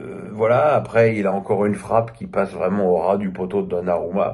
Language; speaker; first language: French; native; French